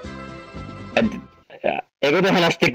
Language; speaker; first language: German; non-native, learner; English